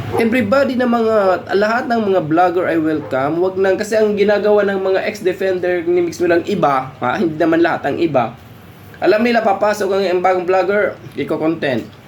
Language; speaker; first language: Filipino; non-native, local second language; Cebuano